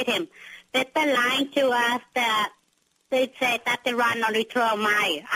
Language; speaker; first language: English; non-native, learner; Vietnamese